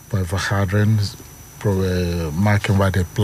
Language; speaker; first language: Dutch; non-native, fluent; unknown